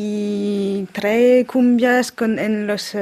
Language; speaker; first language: Spanish; non-native, learner; French